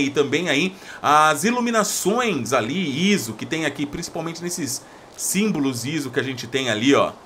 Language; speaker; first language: Portuguese; native; Portuguese